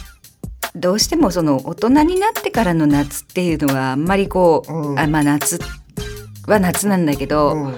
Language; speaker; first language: Japanese; native; Japanese